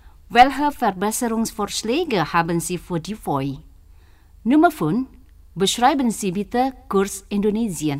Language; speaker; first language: German; non-native, fluent; Indonesian